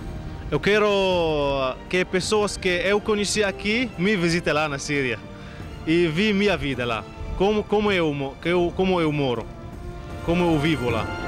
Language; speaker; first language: Portuguese; non-native, fluent; Arabic